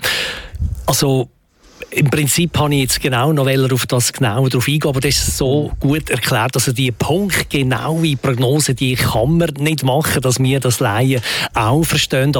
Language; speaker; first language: German; native; German